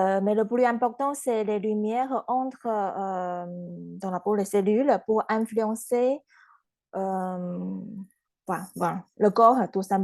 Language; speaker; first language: French; non-native, fluent; Chinese